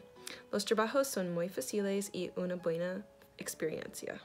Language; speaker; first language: Spanish; non-native, learner; English